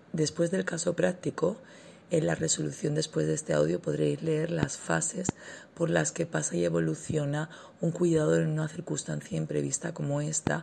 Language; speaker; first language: Spanish; native; Spanish